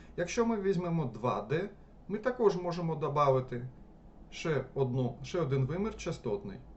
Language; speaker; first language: Ukrainian; non-native, local second language; Russian